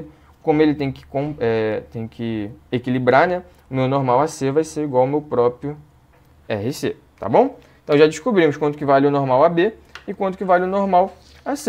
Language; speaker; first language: Portuguese; native; Portuguese